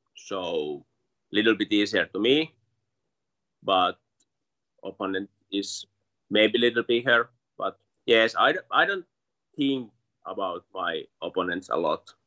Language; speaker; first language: English; non-native, learner; Finnish